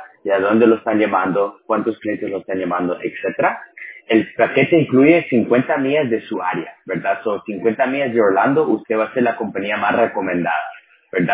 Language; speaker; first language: Spanish; early bilingual, other home language; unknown